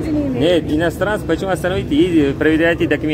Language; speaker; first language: Russian; non-native, learner; Tajik